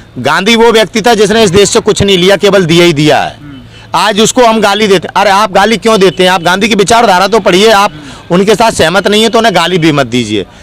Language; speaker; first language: Hindi; native; Hindi